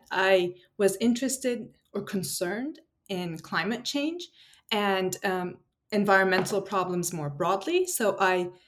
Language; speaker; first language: English; non-native, fluent; Turkish